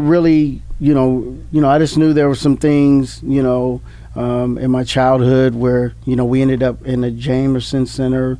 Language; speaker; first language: English; native; English